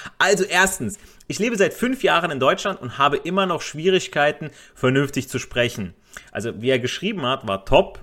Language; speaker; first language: German; native; German